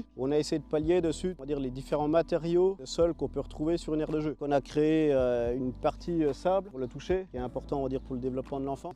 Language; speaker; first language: French; native; French